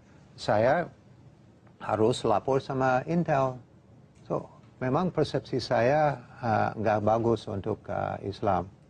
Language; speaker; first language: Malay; non-native, fluent; English